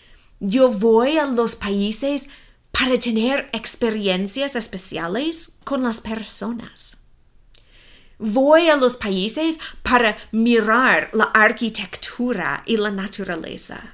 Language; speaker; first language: Spanish; non-native, fluent; English